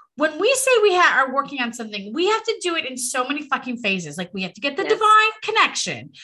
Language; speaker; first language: English; native; English